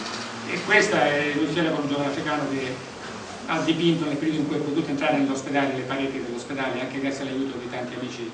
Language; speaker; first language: Italian; native; Italian